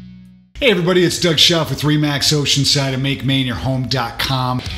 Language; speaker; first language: English; native; English